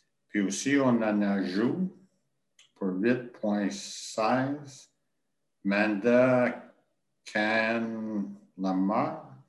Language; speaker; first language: French; native; French